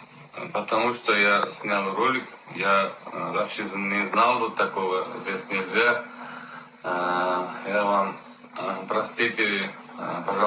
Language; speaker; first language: Russian; non-native, learner; Uzbek